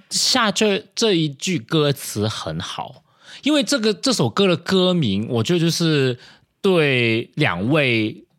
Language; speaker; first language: Chinese; non-native, local second language; Cantonese